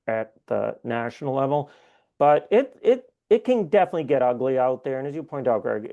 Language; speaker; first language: English; native; English